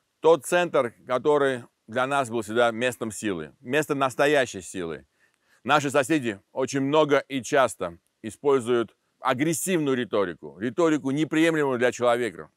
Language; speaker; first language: Russian; non-native, local second language; Armenian